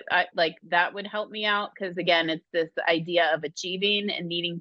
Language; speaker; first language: English; native; English